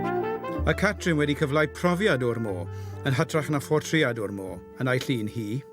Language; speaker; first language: Welsh; native; Welsh